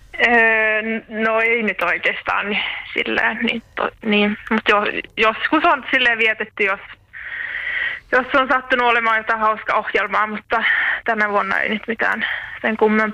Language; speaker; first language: Finnish; native; Finnish